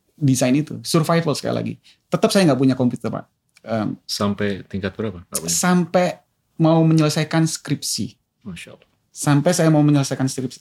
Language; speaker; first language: Indonesian; native; Indonesian